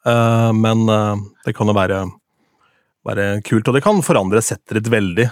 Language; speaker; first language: Norwegian; native; Norwegian